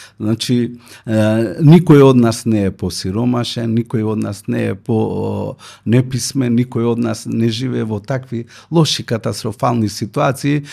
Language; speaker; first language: Macedonian; non-native, local second language; Romany